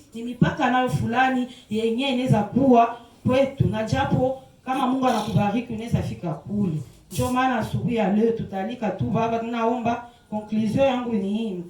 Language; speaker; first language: Swahili; native; Swahili